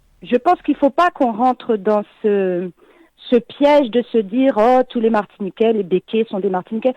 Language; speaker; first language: French; native; French